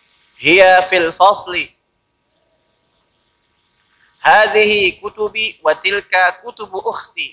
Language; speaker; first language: Arabic; non-native, fluent; Indonesian